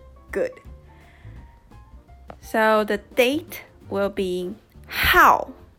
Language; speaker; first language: English; non-native, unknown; Chinese